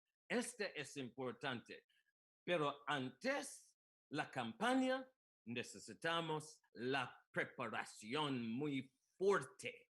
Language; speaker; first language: Spanish; non-native, learner; English